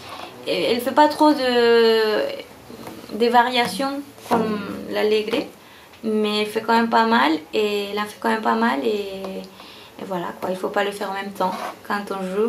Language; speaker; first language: French; non-native, fluent; Spanish